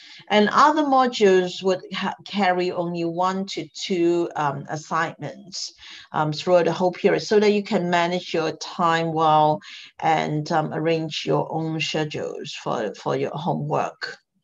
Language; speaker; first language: English; non-native, local second language; Cantonese